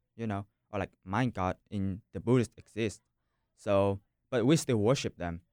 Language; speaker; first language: English; non-native, fluent; Vietnamese